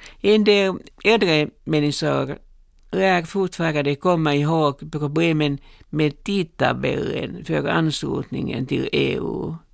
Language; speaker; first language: Swedish; non-native, local second language; Finnish